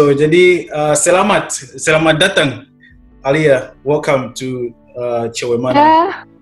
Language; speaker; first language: Indonesian; non-native, learner; English